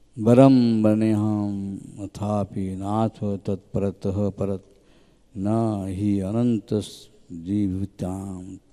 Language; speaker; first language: Hindi; native; Hindi